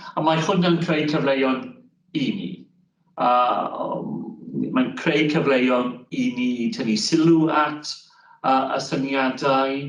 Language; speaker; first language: Welsh; non-native, local second language; English